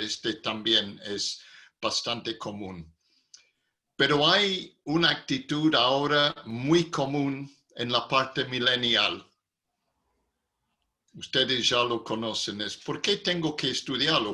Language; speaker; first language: Spanish; non-native, fluent; English